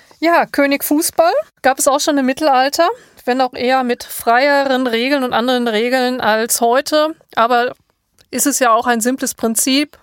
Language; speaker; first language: German; native; German